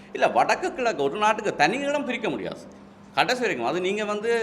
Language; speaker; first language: Tamil; native; Tamil